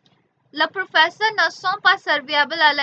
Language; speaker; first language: French; non-native, learner; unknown